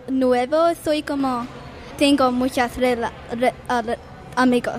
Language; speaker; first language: Spanish; non-native, learner; English